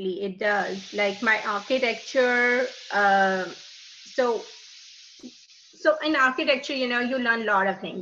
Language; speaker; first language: English; non-native, local second language; Hindi